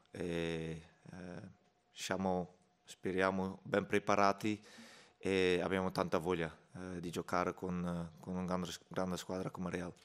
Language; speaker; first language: Italian; non-native, fluent; Dutch